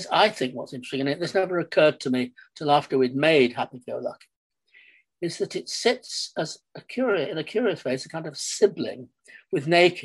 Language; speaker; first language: English; native; English